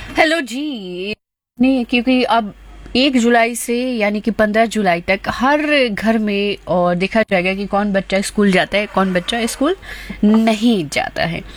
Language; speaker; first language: Hindi; native; Hindi